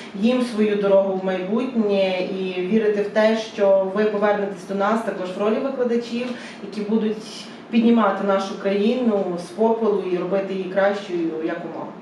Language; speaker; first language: Ukrainian; native; Ukrainian